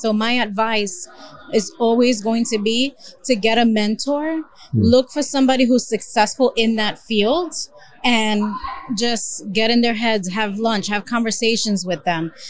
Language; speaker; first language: English; early bilingual, other home language; Spanish